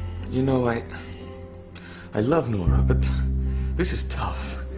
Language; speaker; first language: English; non-native, fluent; Italian